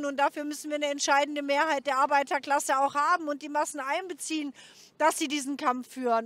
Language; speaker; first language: German; native; German